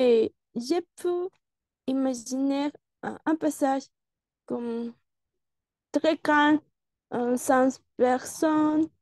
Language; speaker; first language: French; non-native, learner; Spanish